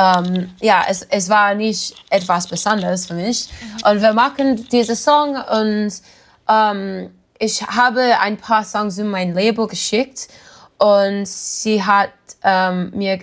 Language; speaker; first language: German; non-native, learner; English